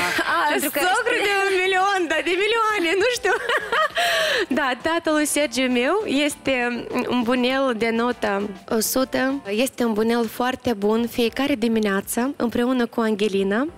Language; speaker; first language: Romanian; non-native, local second language; Russian